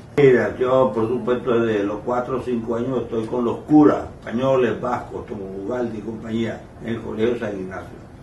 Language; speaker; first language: Spanish; native; Spanish